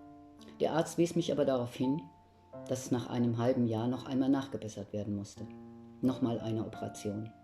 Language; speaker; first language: German; native; German